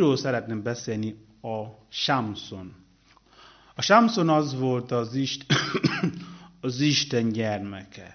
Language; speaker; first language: Hungarian; non-native, learner; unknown